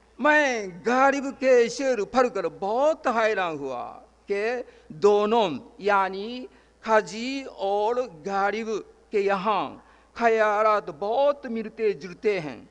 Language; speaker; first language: Urdu; non-native, fluent; Japanese